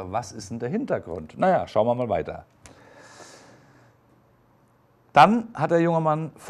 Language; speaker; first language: German; native; German